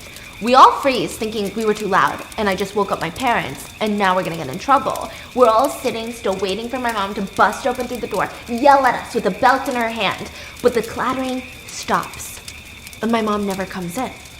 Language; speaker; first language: English; native; English